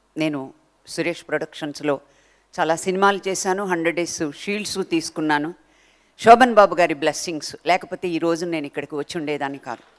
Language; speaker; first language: Telugu; native; Telugu